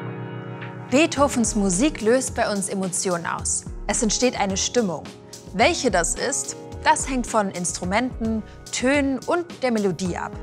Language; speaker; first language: German; native; German